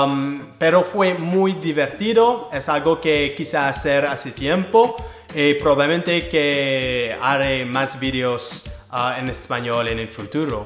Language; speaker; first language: Spanish; non-native, learner; French